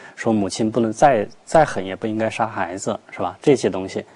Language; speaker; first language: Chinese; native; Chinese